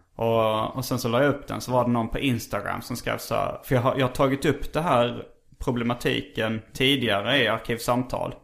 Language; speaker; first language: Swedish; native; Swedish